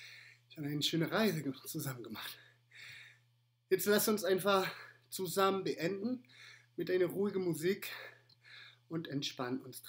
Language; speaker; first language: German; non-native, fluent; French